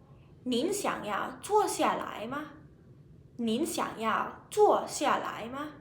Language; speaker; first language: Chinese; non-native, fluent; Sinhala